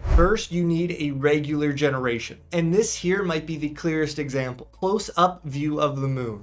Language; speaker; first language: English; native; English